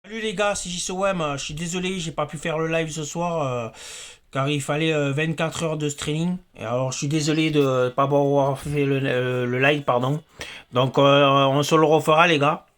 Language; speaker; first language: French; native; French